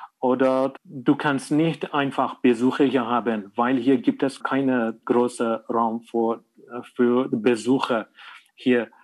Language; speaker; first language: German; non-native, learner; Persian